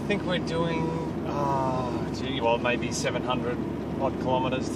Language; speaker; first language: English; native; English